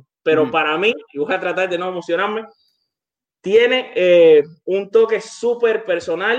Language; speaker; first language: Spanish; native; Spanish